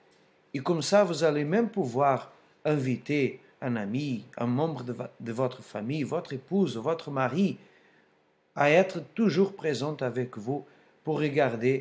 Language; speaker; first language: French; non-native, fluent; Portuguese